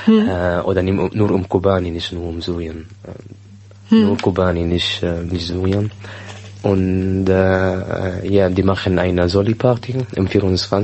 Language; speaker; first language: German; non-native, learner; Arabic